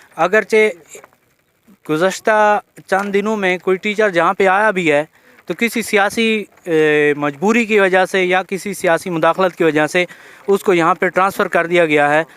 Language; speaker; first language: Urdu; non-native, local second language; Saraiki